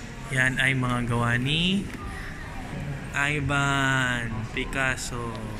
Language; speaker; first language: Filipino; native; Filipino